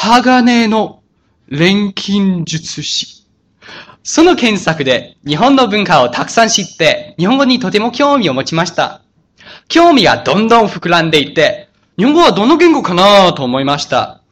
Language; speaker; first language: Japanese; non-native, fluent; English